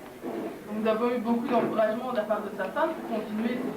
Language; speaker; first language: French; native; French